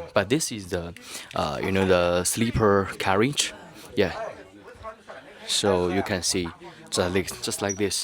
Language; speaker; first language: English; non-native, learner; Chinese